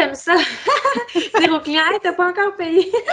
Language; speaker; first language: French; native; French